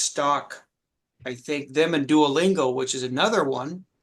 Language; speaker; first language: English; native; English